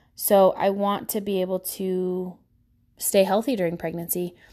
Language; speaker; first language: English; native; English